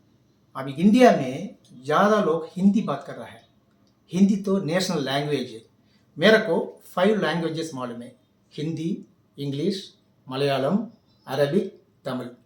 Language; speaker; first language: Hindi; non-native, local second language; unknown